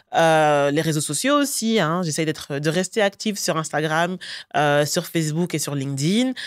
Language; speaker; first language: French; native; French